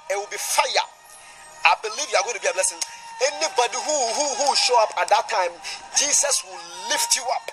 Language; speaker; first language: English; non-native, local second language; Akan